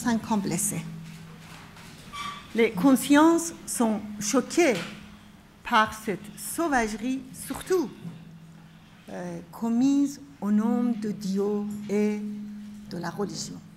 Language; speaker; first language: French; non-native, fluent; Persian